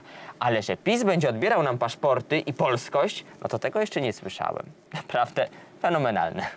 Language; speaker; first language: Polish; native; Polish